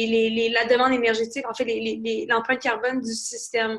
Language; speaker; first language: French; native; French